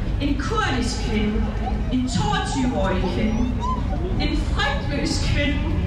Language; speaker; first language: Danish; early bilingual, other home language; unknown